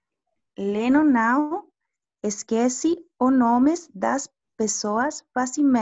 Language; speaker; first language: Portuguese; non-native, learner; Spanish